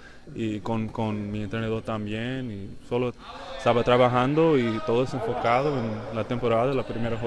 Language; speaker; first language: Spanish; non-native, learner; English